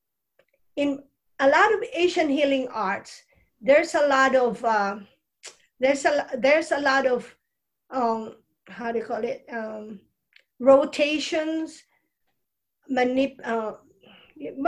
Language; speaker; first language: English; non-native, local second language; Bikol